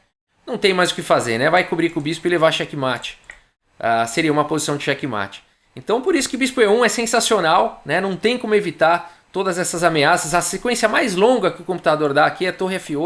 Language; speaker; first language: Portuguese; native; Portuguese